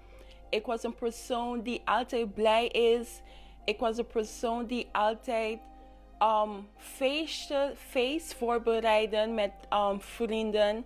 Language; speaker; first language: Dutch; non-native, local second language; English